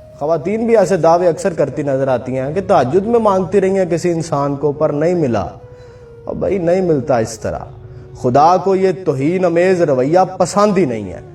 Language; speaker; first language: Urdu; non-native, local second language; Punjabi